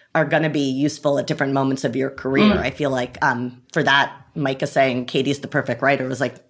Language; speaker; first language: English; native; English